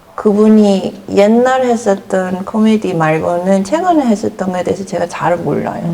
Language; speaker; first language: Korean; early bilingual, other home language; English